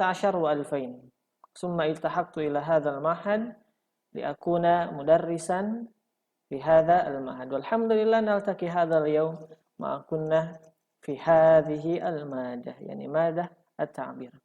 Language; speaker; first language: Arabic; non-native, fluent; Indonesian